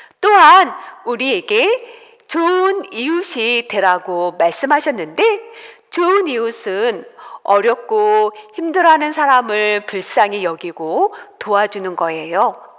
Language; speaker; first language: Korean; native; Korean